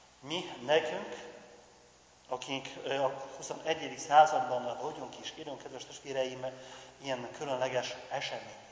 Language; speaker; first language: Hungarian; non-native, fluent; Polish